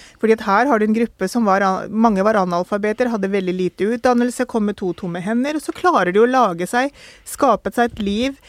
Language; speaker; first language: Norwegian; early bilingual, other home language; Urdu